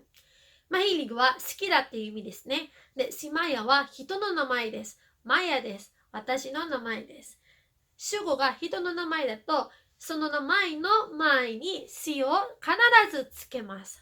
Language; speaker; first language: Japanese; non-native, fluent; Filipino